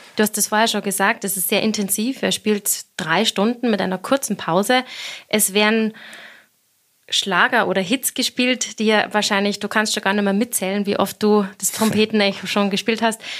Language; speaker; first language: German; native; German